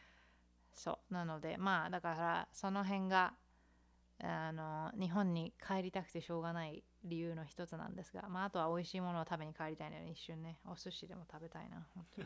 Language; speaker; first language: Japanese; native; Japanese